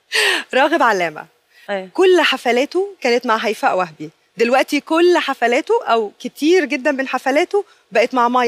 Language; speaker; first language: Arabic; native; Arabic